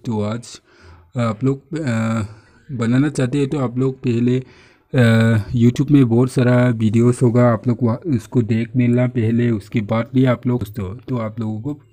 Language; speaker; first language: Hindi; non-native, local second language; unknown